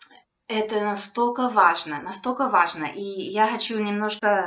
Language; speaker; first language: Russian; non-native, fluent; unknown